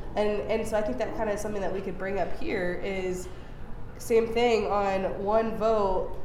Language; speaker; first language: English; native; English